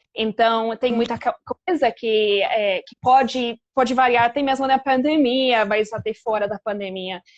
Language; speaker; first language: Portuguese; non-native, fluent; English